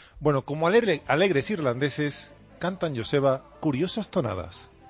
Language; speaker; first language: Spanish; native; Spanish